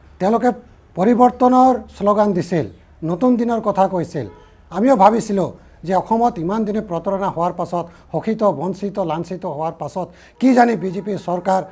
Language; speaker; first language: Assamese; non-native, local second language; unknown